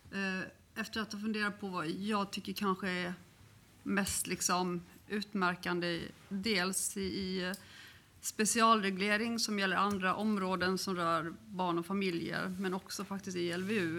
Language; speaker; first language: Swedish; native; Swedish